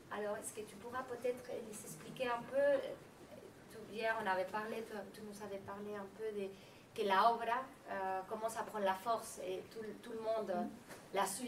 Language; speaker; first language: French; non-native, fluent; Spanish